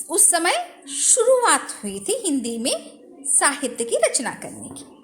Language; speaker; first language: Hindi; non-native, local second language; Telugu